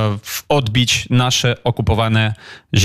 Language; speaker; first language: Polish; non-native, fluent; Ukrainian